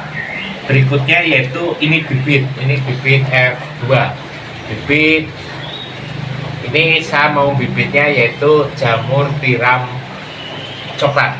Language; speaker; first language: Indonesian; non-native, local second language; Javanese